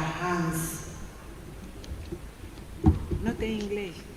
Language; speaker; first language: Portuguese; non-native, learner; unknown